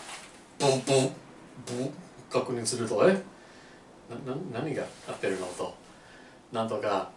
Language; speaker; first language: Japanese; non-native, learner; English